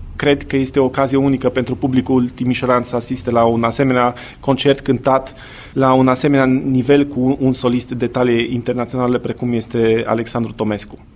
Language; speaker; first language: Romanian; native; Romanian